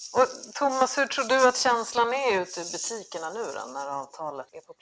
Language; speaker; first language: Swedish; native; Swedish